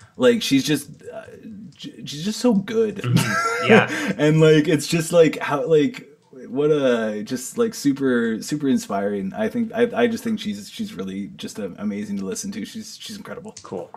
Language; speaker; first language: English; native; English